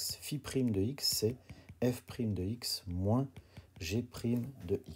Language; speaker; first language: French; native; French